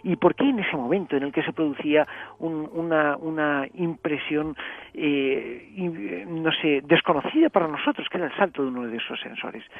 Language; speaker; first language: Spanish; native; Spanish